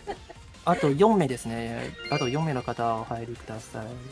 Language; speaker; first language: Japanese; native; Japanese